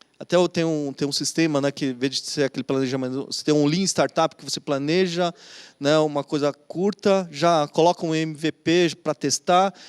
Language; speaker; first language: Portuguese; native; Portuguese